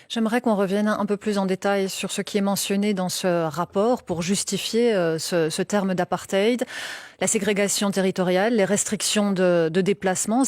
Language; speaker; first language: French; native; French